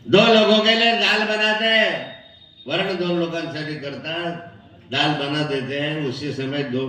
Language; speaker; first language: Hindi; non-native, local second language; Marathi